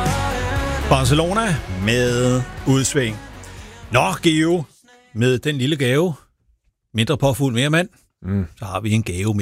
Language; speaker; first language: Danish; native; Danish